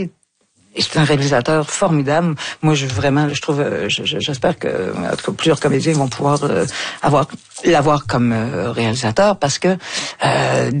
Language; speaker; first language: French; native; French